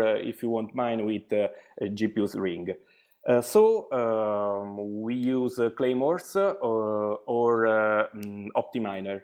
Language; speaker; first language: English; non-native, learner; Italian